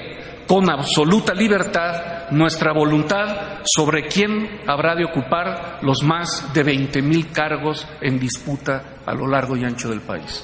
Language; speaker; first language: Spanish; native; Spanish